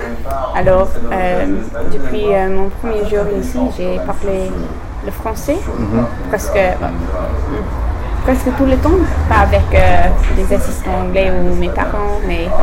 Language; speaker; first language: French; non-native, learner; English